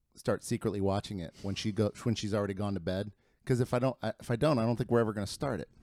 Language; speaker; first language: English; early bilingual, other home language; Spanish